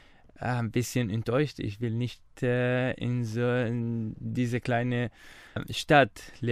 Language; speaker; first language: German; non-native, learner; Arabic